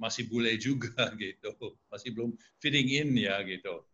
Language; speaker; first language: Indonesian; non-native, fluent; English